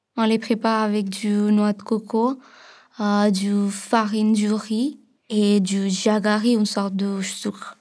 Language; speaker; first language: French; non-native, fluent; Bangla